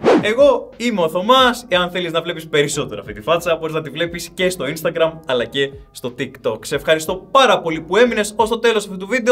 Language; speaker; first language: Greek; native; Greek